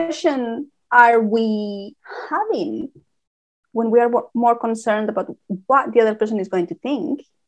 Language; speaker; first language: English; non-native, fluent; Spanish